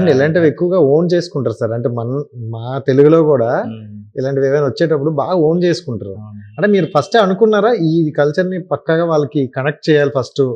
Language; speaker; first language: Telugu; native; Telugu